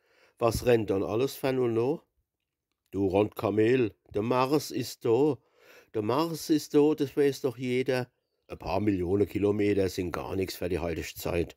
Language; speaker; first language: German; native; German